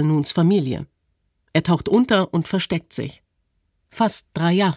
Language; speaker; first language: German; native; German